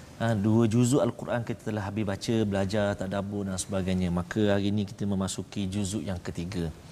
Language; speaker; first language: Malay; native; Malay